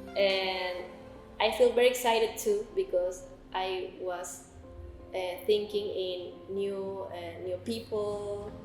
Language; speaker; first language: English; non-native, learner; Spanish